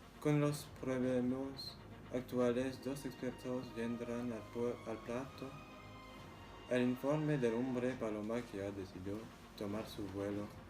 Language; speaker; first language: Spanish; non-native, learner; French